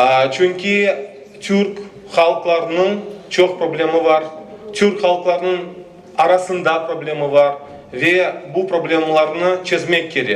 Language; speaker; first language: Turkish; non-native, learner; Crimean Tatar